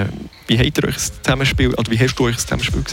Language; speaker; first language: German; native; German